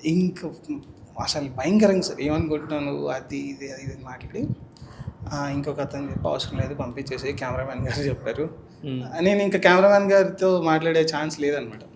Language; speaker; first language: Telugu; native; Telugu